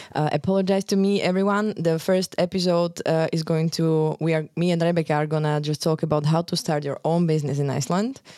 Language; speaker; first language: English; non-native, fluent; Slovak